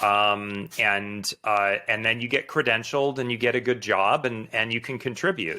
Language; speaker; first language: English; native; English